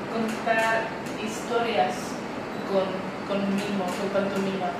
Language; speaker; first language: Spanish; non-native, learner; Czech